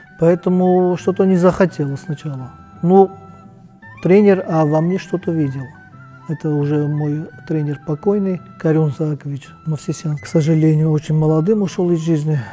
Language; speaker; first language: Russian; non-native, local second language; Armenian